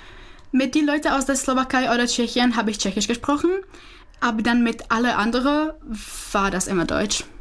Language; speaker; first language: German; non-native, fluent; Czech